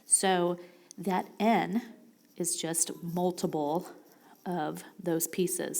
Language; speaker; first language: English; native; English